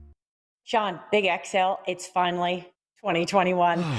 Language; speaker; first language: English; native; English